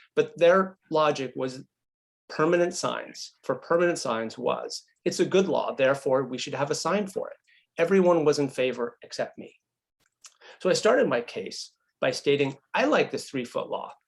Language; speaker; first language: English; native; English